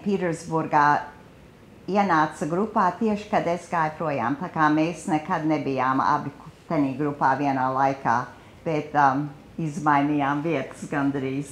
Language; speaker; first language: Latvian; early bilingual, heritage; English